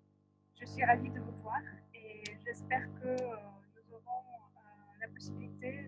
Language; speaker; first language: French; non-native, fluent; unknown